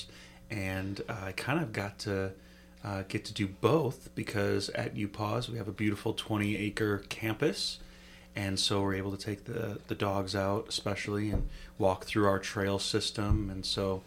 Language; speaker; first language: English; native; English